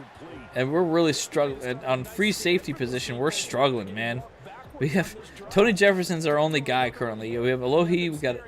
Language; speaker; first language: English; native; English